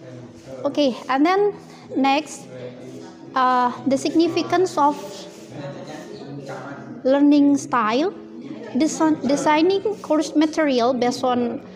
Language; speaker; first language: English; non-native, fluent; Indonesian